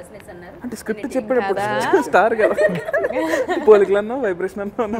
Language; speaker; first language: Telugu; native; Telugu